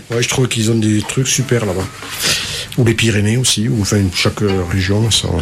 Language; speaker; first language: French; native; French